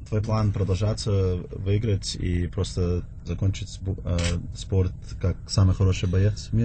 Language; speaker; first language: Russian; early bilingual, heritage; Russian